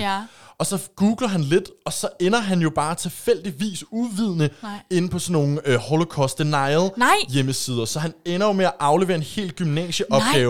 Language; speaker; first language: Danish; native; Danish